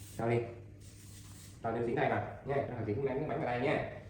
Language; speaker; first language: Vietnamese; native; Vietnamese